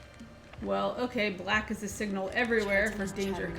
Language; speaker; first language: English; native; English